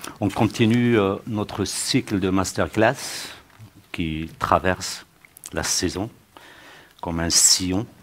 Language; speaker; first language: French; native; French